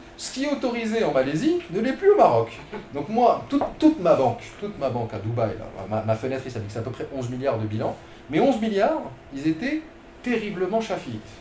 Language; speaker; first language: French; non-native, local second language; Arabic